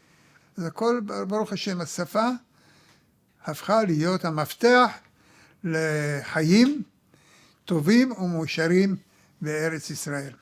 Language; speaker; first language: Hebrew; early bilingual, other home language; Arabic